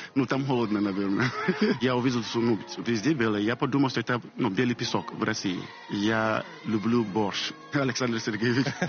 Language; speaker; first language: Russian; non-native, fluent; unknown